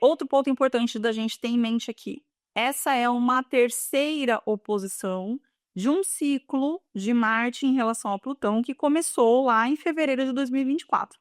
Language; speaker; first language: Portuguese; native; Portuguese